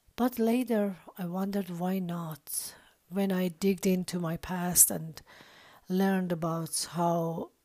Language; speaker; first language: English; non-native, fluent; Persian